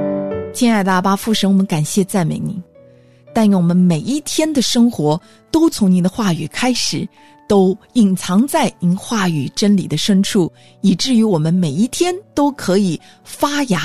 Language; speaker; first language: Chinese; native; Chinese